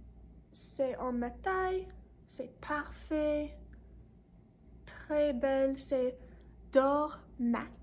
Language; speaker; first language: French; non-native, learner; English